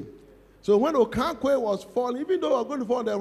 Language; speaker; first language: English; non-native, local second language; Akan